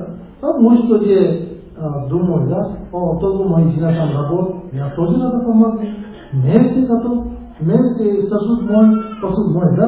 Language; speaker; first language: Russian; non-native, learner; Tibetan